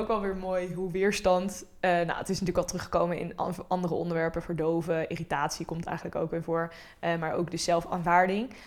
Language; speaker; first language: Dutch; native; Dutch